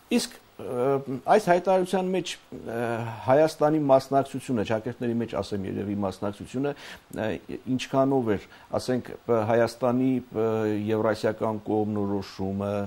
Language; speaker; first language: Armenian; native; Armenian